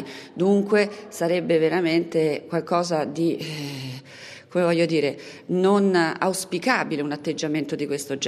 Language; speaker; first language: Italian; native; Italian